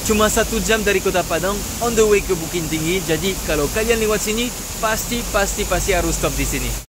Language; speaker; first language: Indonesian; non-native, fluent; French